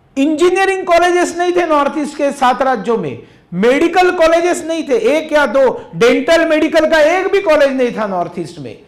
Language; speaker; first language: Hindi; non-native, local second language; Marathi